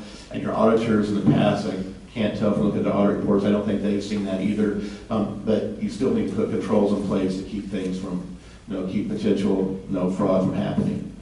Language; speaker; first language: English; native; English